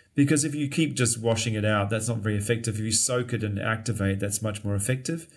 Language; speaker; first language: English; native; English